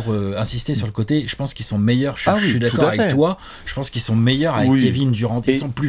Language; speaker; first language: French; native; French